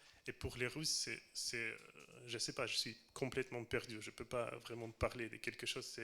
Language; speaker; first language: French; non-native, learner; Russian